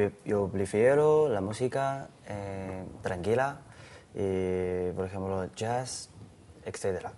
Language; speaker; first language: Spanish; non-native, learner; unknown